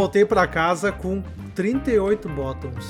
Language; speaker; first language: Portuguese; native; Portuguese